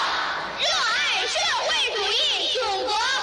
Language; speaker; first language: Chinese; native; Chinese